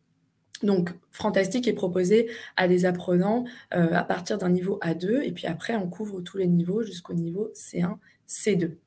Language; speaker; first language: French; native; French